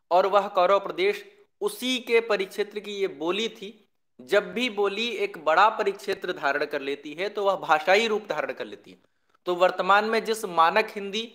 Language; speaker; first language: Hindi; native; Hindi